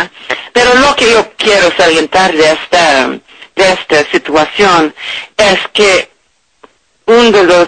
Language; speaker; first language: Spanish; non-native, learner; English